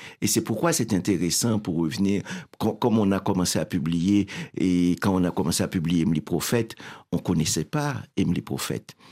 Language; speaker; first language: French; non-native, local second language; Haitian Creole